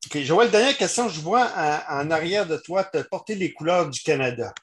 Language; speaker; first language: French; native; French